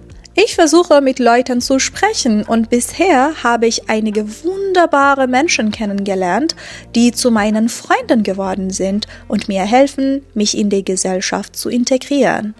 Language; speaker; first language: German; non-native, fluent; Persian